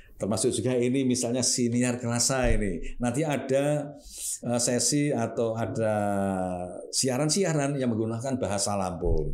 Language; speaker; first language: Indonesian; non-native, local second language; Javanese